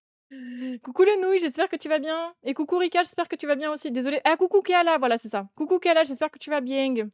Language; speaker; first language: French; native; French